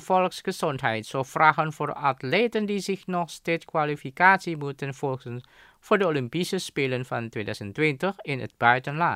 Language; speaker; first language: Dutch; non-native, fluent; Indonesian